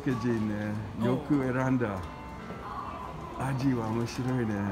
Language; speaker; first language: Japanese; non-native, learner; English